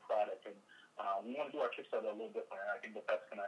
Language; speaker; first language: English; non-native, local second language; Igbo